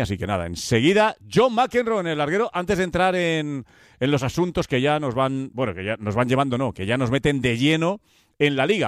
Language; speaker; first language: Spanish; native; Spanish